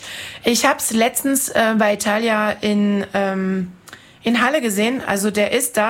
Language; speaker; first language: German; non-native, fluent; French